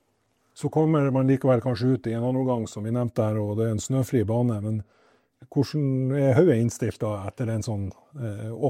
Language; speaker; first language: Norwegian; native; Norwegian